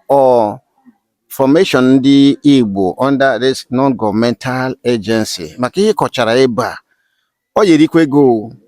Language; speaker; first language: Igbo; native; Igbo